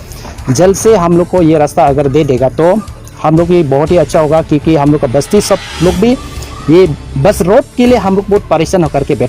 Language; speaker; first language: Hindi; non-native, local second language; Karbi